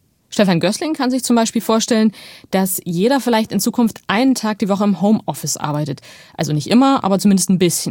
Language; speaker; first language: German; native; German